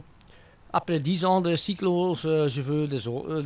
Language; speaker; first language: French; non-native, local second language; Dutch